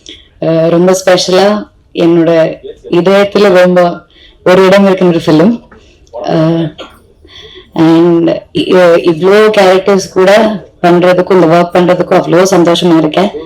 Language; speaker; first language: Tamil; non-native, learner; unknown